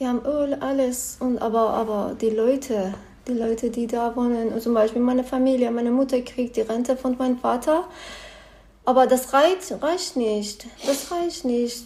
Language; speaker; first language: German; non-native, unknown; Persian